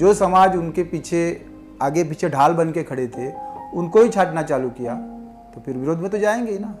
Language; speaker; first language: Hindi; non-native, local second language; Marathi